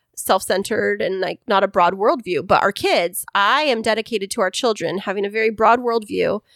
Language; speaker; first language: English; early bilingual, other home language; Spanish